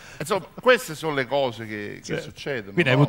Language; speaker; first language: Italian; native; Italian